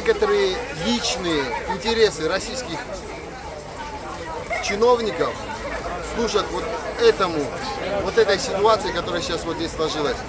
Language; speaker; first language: Russian; non-native, fluent; Georgian